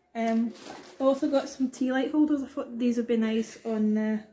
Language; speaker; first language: English; native; English